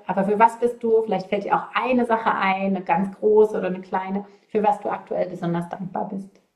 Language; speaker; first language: German; native; German